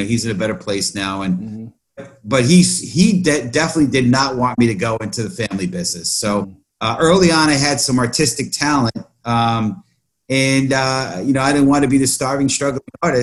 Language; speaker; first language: English; native; English